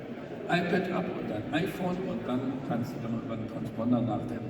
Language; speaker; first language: German; native; German